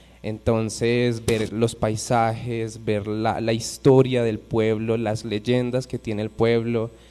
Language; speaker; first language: Spanish; native; Spanish